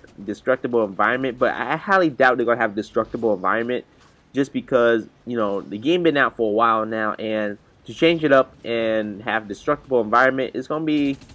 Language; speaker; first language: English; native; English